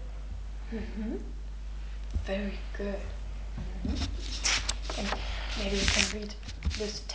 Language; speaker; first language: English; non-native, fluent; German